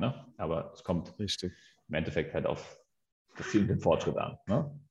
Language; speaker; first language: German; native; German